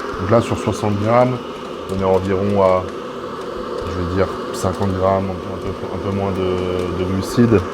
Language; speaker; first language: French; native; French